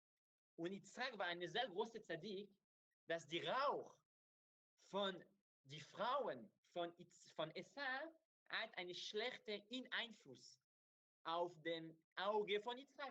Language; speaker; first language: German; non-native, learner; Hebrew